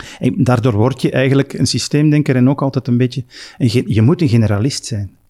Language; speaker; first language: Dutch; native; Dutch